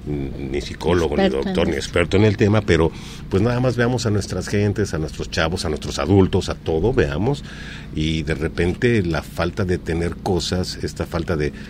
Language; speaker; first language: Spanish; native; Spanish